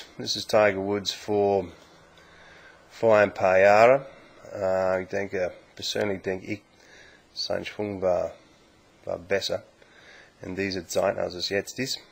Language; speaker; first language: German; non-native, learner; English